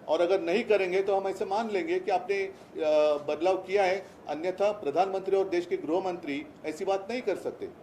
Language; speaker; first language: Hindi; non-native, local second language; Marathi